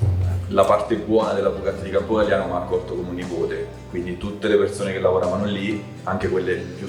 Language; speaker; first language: Italian; native; Italian